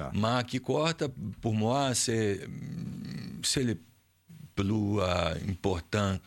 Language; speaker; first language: French; non-native, learner; Portuguese